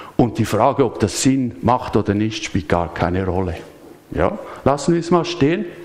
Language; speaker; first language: German; native; German